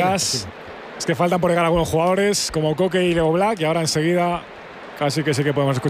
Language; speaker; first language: Spanish; native; Spanish